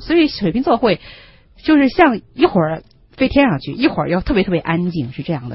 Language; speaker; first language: Chinese; native; Chinese